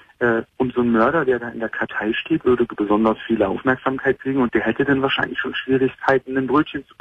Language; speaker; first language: German; native; German